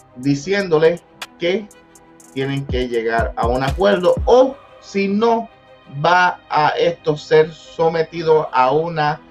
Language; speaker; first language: Spanish; early bilingual, heritage; Spanish